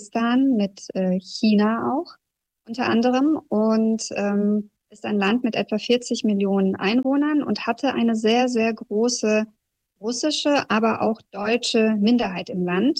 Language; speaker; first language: German; early bilingual, other home language; Russian